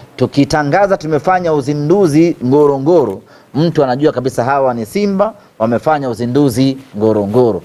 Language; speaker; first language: Swahili; native; Swahili